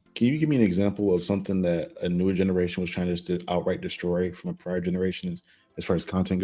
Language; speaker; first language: English; native; English